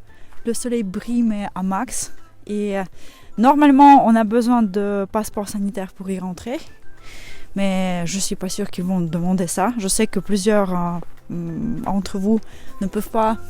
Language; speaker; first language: French; non-native, fluent; Russian